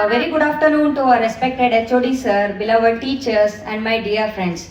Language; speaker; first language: English; non-native, local second language; Kannada